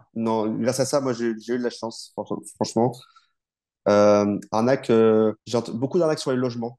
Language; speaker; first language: French; native; French